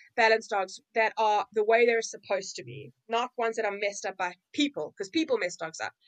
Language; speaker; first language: English; native; English